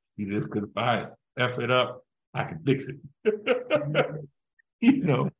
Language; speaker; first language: English; native; English